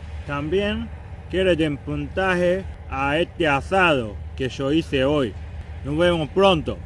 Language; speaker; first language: Spanish; non-native, fluent; Japanese